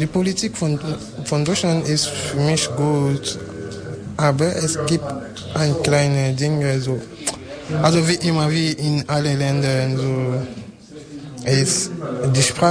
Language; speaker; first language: German; non-native, learner; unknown